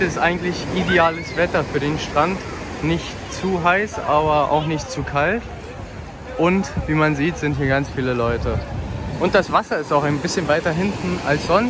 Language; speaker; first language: German; native; German